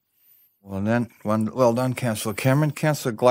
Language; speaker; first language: English; native; English